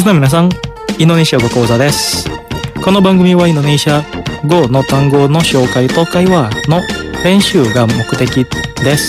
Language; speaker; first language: Japanese; non-native, fluent; Indonesian